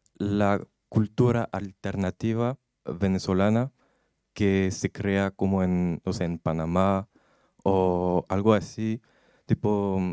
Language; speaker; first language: Spanish; non-native, learner; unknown